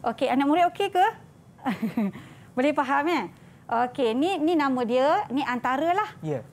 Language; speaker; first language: Malay; native; Malay